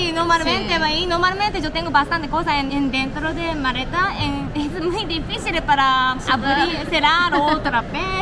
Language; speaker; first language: Spanish; non-native, learner; Japanese